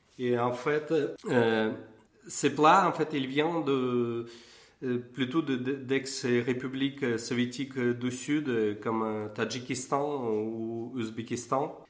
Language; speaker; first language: French; non-native, fluent; Russian